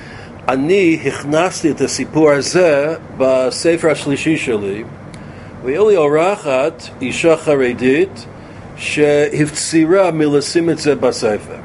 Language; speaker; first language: Hebrew; non-native, fluent; English